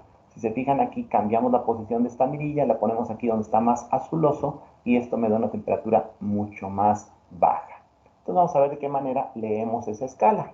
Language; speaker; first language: Spanish; native; Spanish